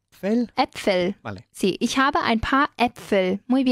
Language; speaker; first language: German; non-native, fluent; Spanish